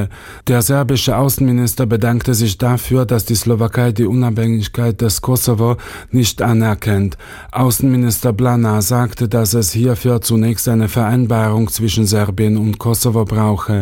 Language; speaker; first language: German; native; German